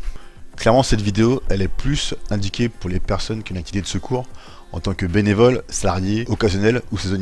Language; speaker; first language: French; native; French